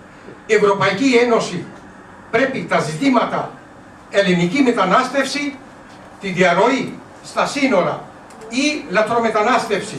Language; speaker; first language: Greek; non-native, learner; Urdu